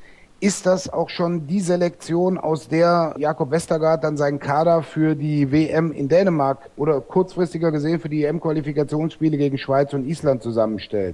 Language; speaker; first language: German; native; German